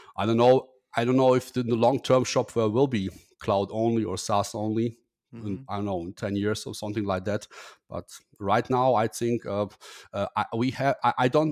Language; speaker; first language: English; non-native, fluent; German